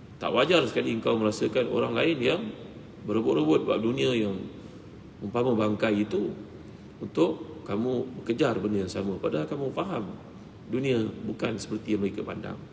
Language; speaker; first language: Malay; native; Malay